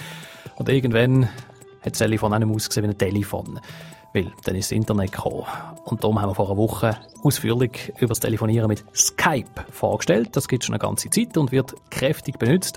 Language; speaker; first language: German; non-native, local second language; Swiss German